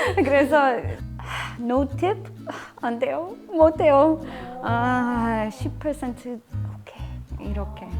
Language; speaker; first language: Korean; non-native, learner; English